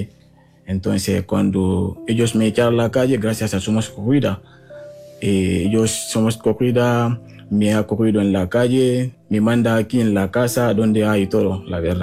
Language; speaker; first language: Spanish; non-native, fluent; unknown